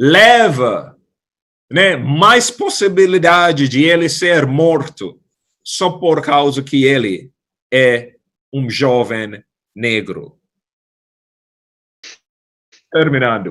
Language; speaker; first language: Portuguese; non-native, fluent; English